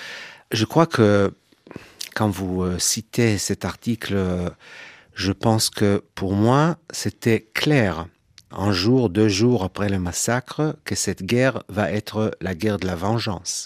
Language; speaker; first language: French; non-native, fluent; Hebrew